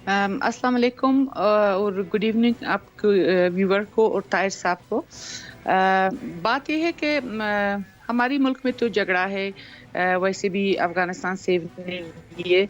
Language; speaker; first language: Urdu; non-native, fluent; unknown